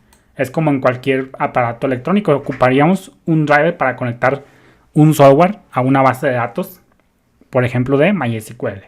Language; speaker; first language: Spanish; native; Spanish